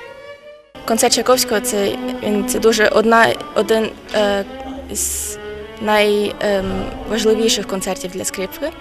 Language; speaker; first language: Ukrainian; non-native, fluent; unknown